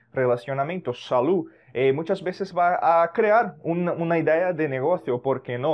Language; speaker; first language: Spanish; non-native, fluent; Portuguese